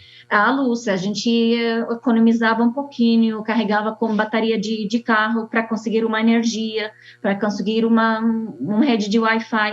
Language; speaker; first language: Portuguese; non-native, fluent; Arabic